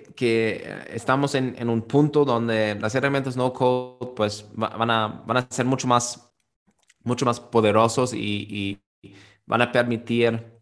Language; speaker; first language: Spanish; non-native, fluent; German